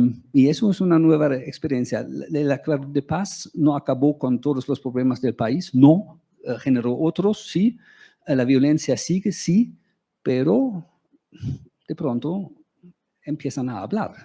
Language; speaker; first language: Spanish; non-native, fluent; German